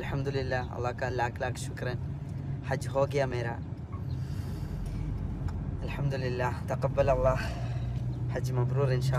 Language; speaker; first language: Hindi; non-native, local second language; Malayalam